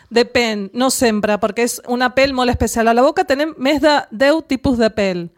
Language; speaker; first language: Catalan; non-native, local second language; Spanish